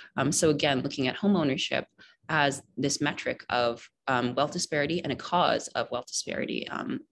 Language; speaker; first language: English; native; English